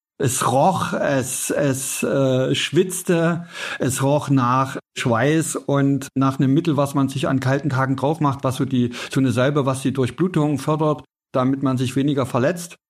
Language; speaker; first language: German; native; German